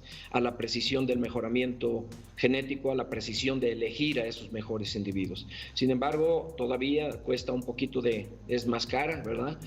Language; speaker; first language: Spanish; native; Spanish